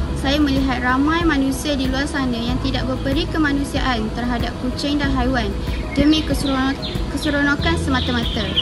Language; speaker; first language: Malay; native; Malay